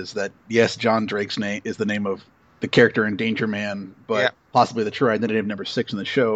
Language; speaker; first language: English; native; English